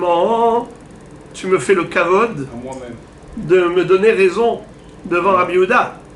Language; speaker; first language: French; native; French